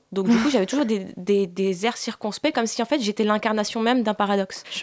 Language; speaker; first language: French; native; French